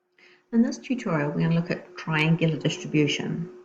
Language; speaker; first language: English; native; English